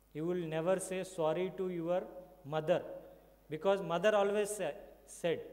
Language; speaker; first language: English; non-native, local second language; Marathi